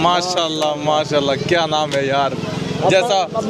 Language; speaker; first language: Hindi; non-native, learner; Bangla